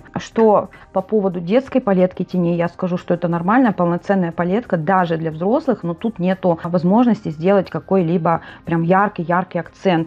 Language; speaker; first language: Russian; native; Russian